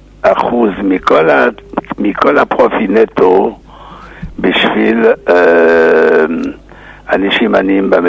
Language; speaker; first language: Hebrew; non-native, fluent; English